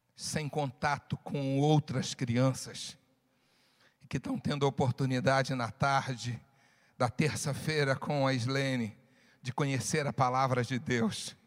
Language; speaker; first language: Portuguese; native; Portuguese